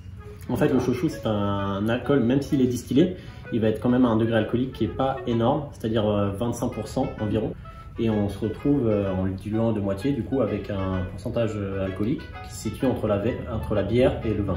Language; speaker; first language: French; native; French